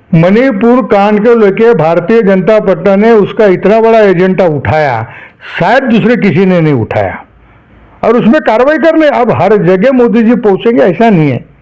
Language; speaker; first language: Hindi; non-native, local second language; Marathi